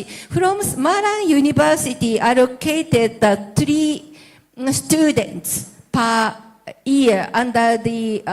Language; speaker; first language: English; non-native, learner; Japanese